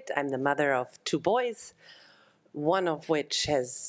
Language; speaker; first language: English; non-native, fluent; German